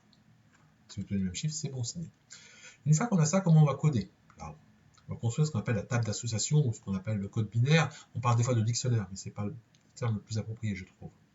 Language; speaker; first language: French; native; French